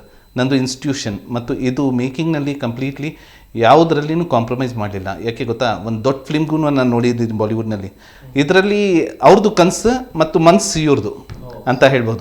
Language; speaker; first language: Kannada; non-native, local second language; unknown